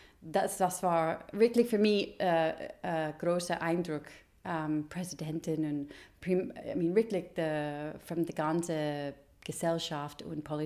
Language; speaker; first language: German; non-native, fluent; English